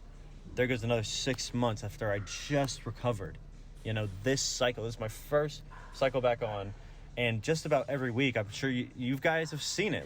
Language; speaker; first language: English; native; English